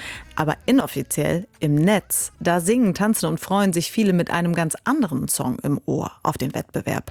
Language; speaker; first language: German; native; German